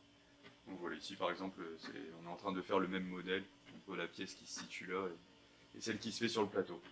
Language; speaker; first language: French; native; French